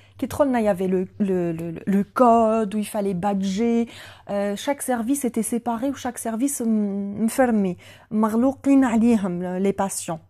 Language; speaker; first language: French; non-native, local second language; Arabic